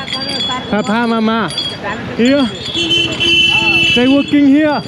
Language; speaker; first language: English; non-native, learner; Vietnamese